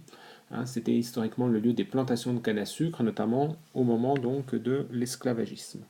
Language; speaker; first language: French; native; French